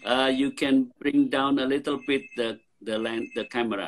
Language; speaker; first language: English; non-native, fluent; Indonesian